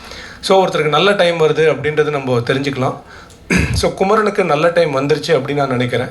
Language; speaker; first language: Tamil; native; Tamil